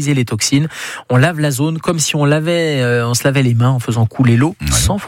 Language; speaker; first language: French; native; French